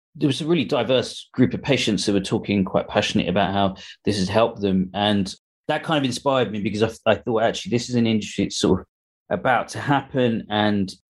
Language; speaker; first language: English; early bilingual, other home language; Hindi